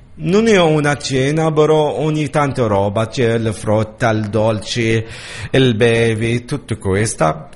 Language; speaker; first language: Italian; non-native, learner; Arabic